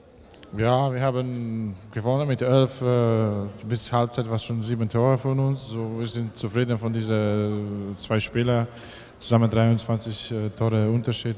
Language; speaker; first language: German; non-native, learner; Polish